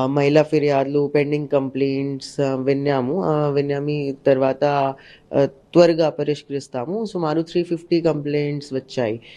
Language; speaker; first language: Telugu; non-native, learner; Hindi